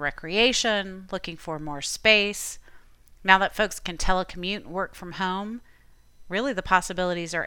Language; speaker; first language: English; native; English